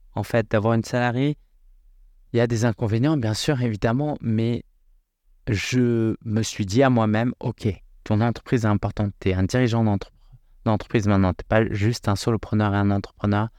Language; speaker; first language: French; native; French